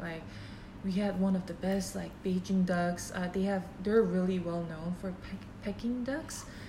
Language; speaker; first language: English; non-native, fluent; Korean